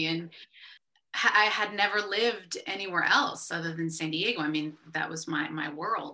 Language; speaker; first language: English; early bilingual, other home language; Spanish